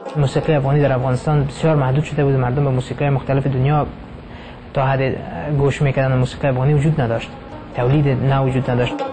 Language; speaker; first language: Persian; non-native, local second language; Pashto